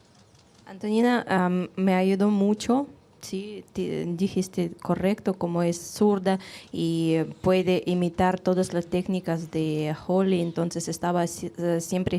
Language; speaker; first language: Spanish; non-native, fluent; Russian